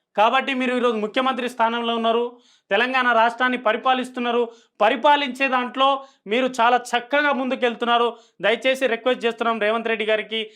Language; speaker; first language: Telugu; non-native, local second language; Lambadi